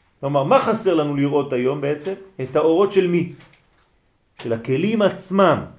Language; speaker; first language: Hebrew; non-native, fluent; French